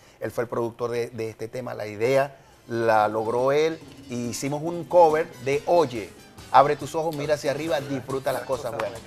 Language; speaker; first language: Spanish; native; Spanish